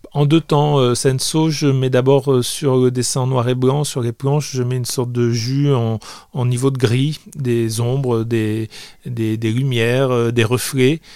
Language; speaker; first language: French; native; French